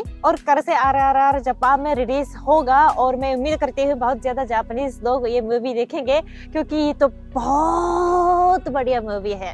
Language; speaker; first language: Hindi; non-native, fluent; Japanese